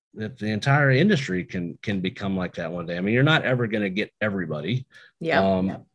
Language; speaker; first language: English; native; English